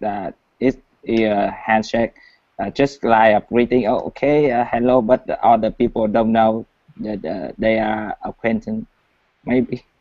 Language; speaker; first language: English; non-native, learner; Vietnamese